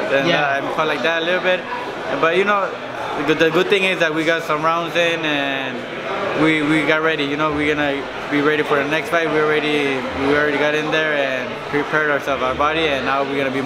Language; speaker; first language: English; early bilingual, other home language; Spanish